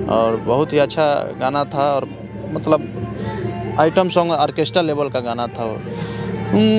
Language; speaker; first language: Hindi; native; Hindi